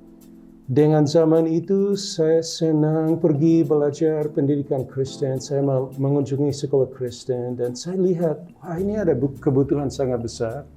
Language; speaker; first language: Indonesian; non-native, local second language; English